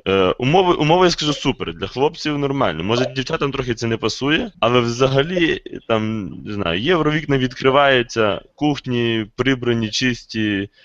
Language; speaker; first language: Ukrainian; native; Ukrainian